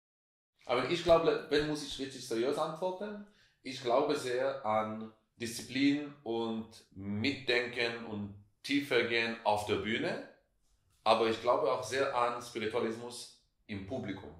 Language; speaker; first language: German; non-native, fluent; Hebrew